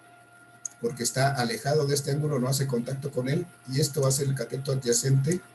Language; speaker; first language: Spanish; native; Spanish